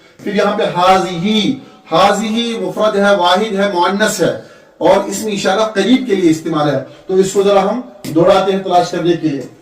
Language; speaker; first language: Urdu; non-native, local second language; Kashmiri